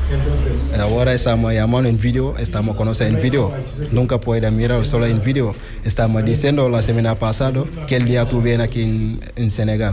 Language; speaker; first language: Spanish; non-native, learner; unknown